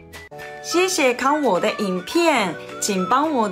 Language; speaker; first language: Chinese; non-native, learner; Japanese